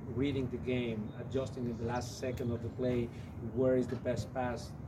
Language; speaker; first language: English; non-native, fluent; Spanish